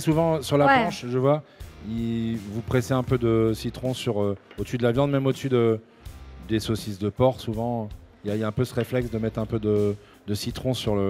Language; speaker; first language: French; native; French